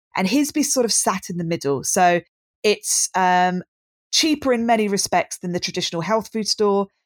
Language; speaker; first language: English; native; English